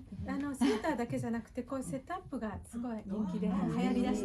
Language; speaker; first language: Japanese; native; Japanese